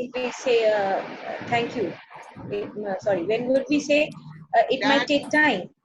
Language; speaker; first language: English; non-native, local second language; Bangla